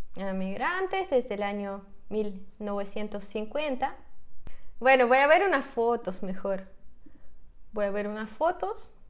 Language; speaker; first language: Spanish; non-native, fluent; Russian